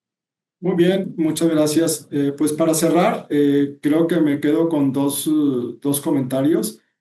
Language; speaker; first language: Spanish; native; Spanish